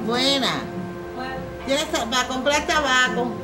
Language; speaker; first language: Spanish; native; Spanish